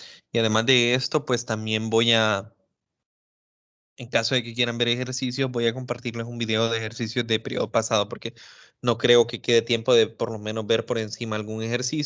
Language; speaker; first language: Spanish; native; Spanish